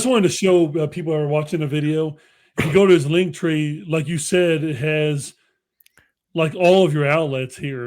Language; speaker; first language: English; native; English